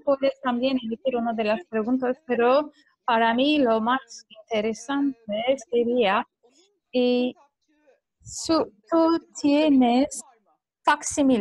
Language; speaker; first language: Spanish; non-native, fluent; Turkish